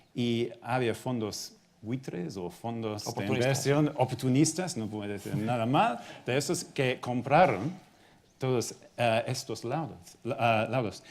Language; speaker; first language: Spanish; non-native, fluent; English